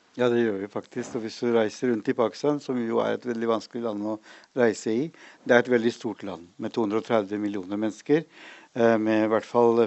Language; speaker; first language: Norwegian; early bilingual, other home language; Urdu